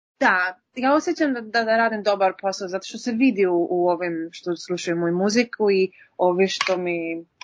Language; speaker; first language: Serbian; early bilingual, heritage; Serbian